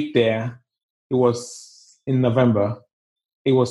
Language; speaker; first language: English; non-native, local second language; Igbo